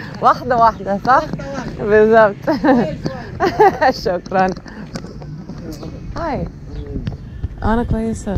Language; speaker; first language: Arabic; non-native, learner; English